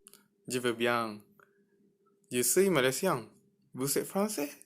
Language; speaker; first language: French; non-native, learner; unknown